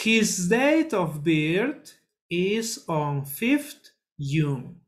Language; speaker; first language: English; non-native, learner; Spanish